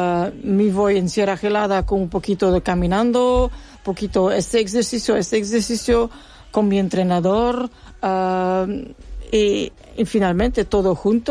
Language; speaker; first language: Spanish; non-native, learner; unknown